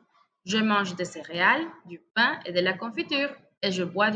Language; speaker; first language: French; non-native, fluent; Spanish